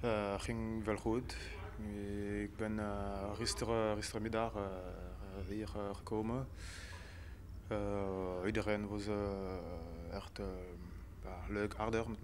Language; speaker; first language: Dutch; non-native, fluent; French